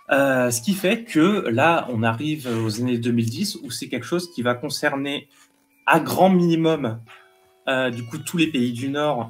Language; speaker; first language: French; native; French